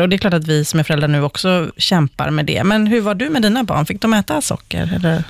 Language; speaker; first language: Swedish; native; Swedish